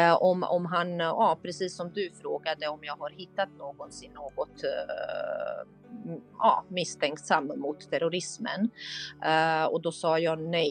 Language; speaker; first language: Swedish; non-native, fluent; Bosnian